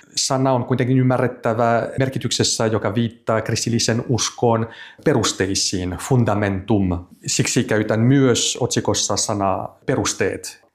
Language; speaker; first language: Finnish; non-native, fluent; French